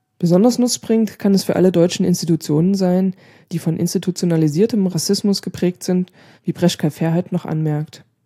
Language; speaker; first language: German; native; German